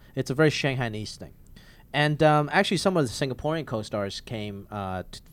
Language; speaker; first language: English; non-native, local second language; Cantonese